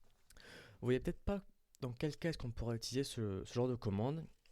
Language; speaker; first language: French; native; French